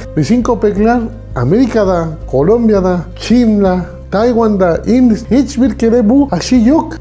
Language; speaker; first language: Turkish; non-native, learner; Spanish